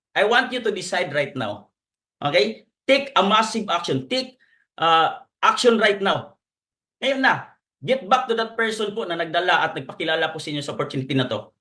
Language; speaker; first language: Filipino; non-native, local second language; Cebuano